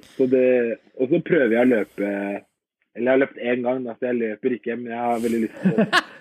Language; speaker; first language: Norwegian; early bilingual, other home language; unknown